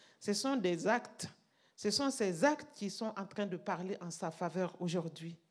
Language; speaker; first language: French; non-native, local second language; Mossi